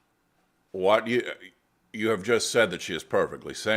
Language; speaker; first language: English; native; English